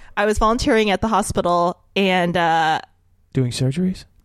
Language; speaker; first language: English; native; English